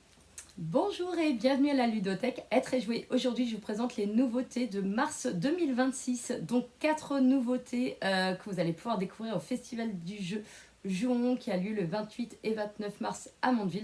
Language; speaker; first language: French; native; French